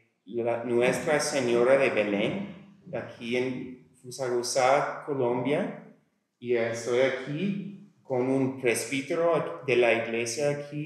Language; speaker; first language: Spanish; non-native, fluent; English